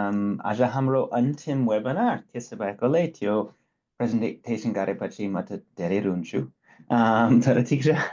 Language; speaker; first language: Nepali; non-native, fluent; English